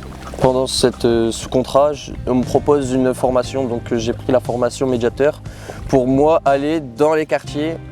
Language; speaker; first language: French; native; French